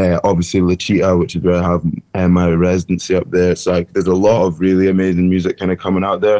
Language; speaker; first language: English; native; English